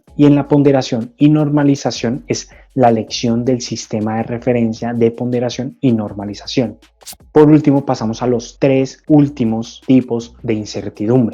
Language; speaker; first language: Spanish; native; Spanish